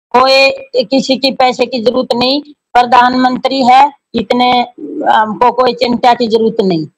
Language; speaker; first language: Hindi; native; Hindi